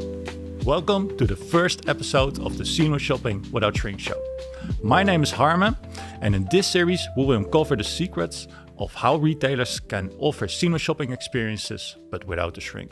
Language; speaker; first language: English; non-native, fluent; Dutch